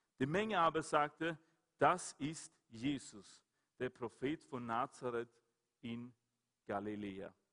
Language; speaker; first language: German; non-native, fluent; Swedish